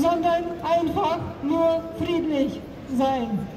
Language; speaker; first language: German; non-native, fluent; Ukrainian